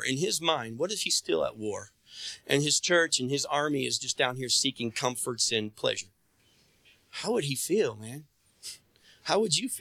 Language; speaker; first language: English; native; English